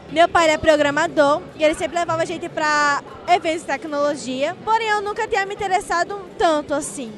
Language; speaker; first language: Portuguese; native; Portuguese